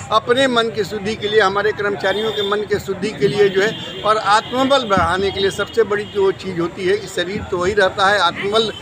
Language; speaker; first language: Hindi; native; Hindi